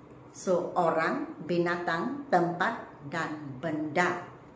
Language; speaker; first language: Malay; native; Malay